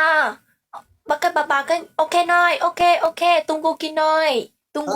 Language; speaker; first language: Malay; non-native, learner; Vietnamese